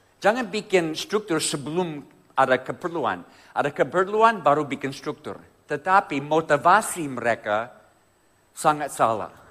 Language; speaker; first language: Indonesian; non-native, fluent; English